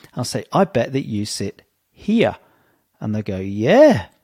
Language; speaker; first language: English; native; English